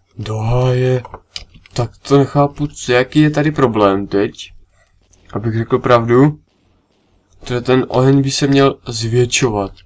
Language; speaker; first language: Czech; native; Czech